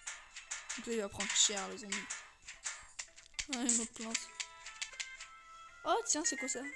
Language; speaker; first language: French; native; French